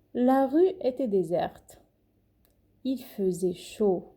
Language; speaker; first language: French; non-native, local second language; Arabic